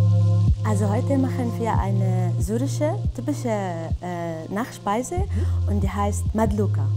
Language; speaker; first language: German; non-native, learner; Arabic